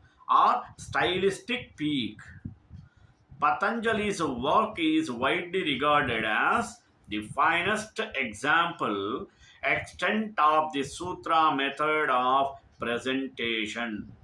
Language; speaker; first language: English; non-native, local second language; Telugu